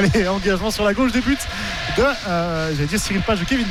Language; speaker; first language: French; native; French